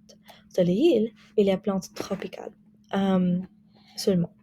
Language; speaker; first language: French; non-native, learner; English